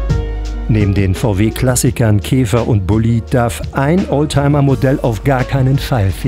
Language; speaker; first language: German; native; German